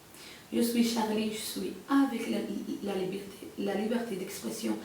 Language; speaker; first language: French; non-native, local second language; Arabic